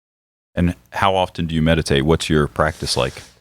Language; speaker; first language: English; native; English